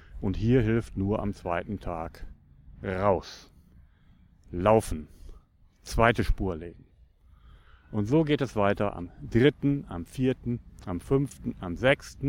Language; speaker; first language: German; native; German